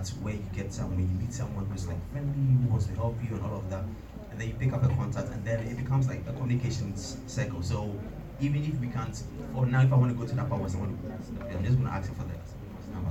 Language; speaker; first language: English; non-native, local second language; Ga